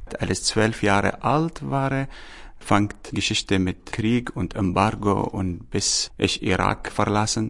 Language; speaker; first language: German; non-native, learner; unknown